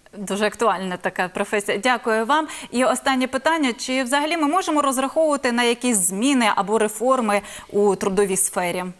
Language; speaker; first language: Ukrainian; native; Ukrainian